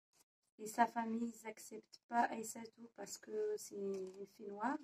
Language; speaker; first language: French; non-native, learner; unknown